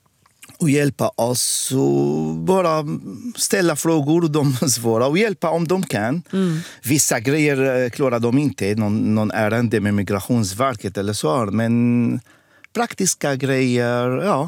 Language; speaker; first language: Swedish; non-native, fluent; Arabic